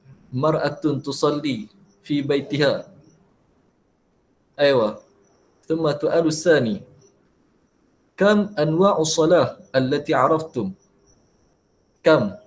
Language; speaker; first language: Arabic; non-native, fluent; Malay